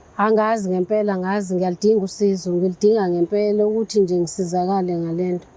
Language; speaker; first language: Zulu; native; Zulu